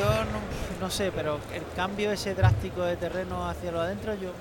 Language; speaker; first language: Spanish; native; Spanish